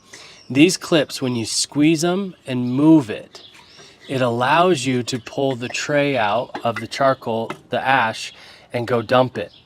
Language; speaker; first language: English; native; English